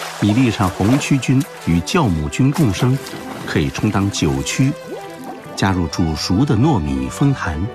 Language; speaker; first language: Chinese; native; Chinese